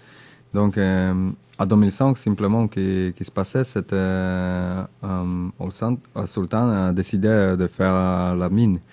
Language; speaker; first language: French; non-native, learner; Indonesian